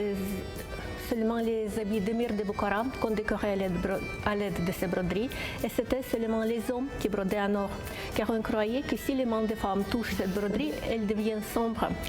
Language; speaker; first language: French; non-native, fluent; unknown